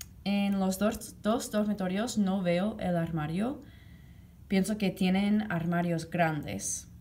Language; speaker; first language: Spanish; non-native, fluent; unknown